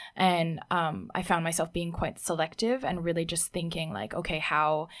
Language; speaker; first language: English; native; English